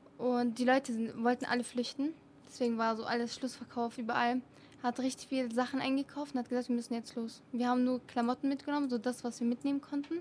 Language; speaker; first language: German; early bilingual, other home language; Arabic